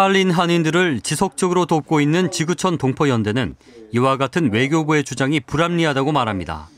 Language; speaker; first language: Korean; native; Korean